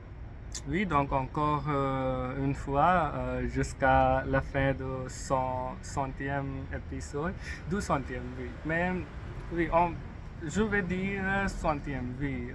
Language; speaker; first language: French; non-native, learner; English